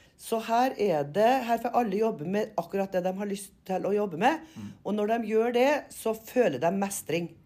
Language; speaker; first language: Norwegian; native; Norwegian